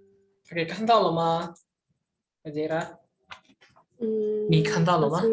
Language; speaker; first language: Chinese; non-native, fluent; Indonesian